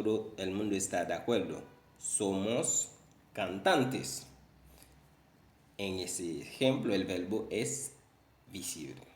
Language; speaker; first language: Spanish; non-native, fluent; Haitian Creole